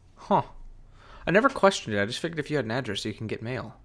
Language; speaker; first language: English; native; English